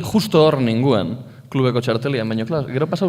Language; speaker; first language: Basque; native; Basque